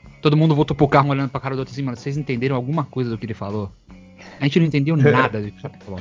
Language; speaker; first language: Portuguese; native; Portuguese